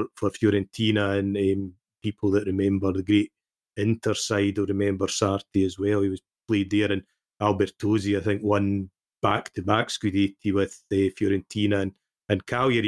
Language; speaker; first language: English; native; English